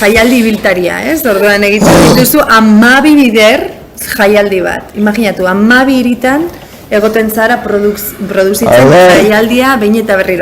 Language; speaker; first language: Basque; non-native, local second language; Spanish